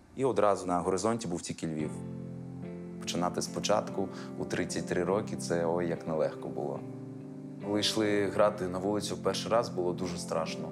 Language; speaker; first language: Ukrainian; non-native, local second language; Crimean Tatar